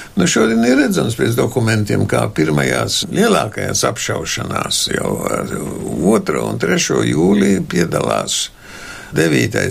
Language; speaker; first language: Latvian; non-native, local second language; German